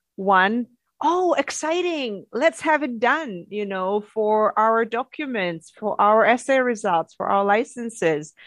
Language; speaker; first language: English; non-native, fluent; Russian